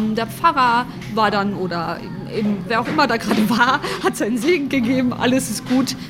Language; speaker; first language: German; early bilingual, other home language; Bosnian